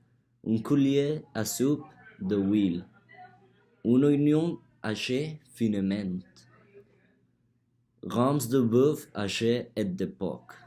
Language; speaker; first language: French; non-native, learner; Spanish